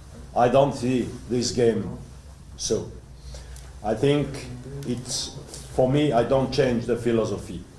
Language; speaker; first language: English; non-native, learner; French